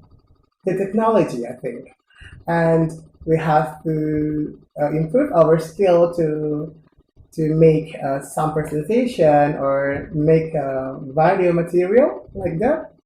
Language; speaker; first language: English; non-native, learner; Indonesian